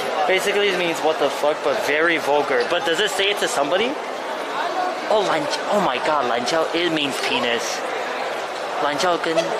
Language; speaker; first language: English; early bilingual, other home language; Chinese